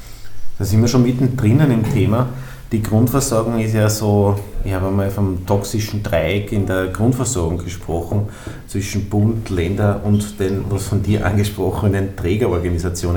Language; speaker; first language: German; native; German